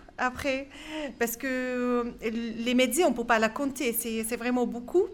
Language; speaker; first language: French; non-native, fluent; Arabic